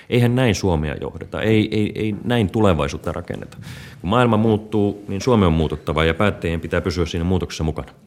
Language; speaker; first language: Finnish; native; Finnish